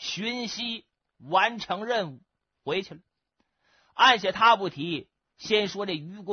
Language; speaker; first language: Chinese; native; Chinese